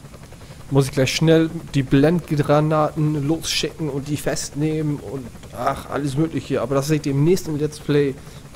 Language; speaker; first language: German; native; German